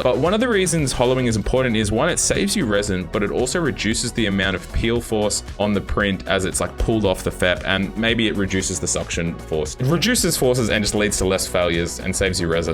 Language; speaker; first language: English; native; English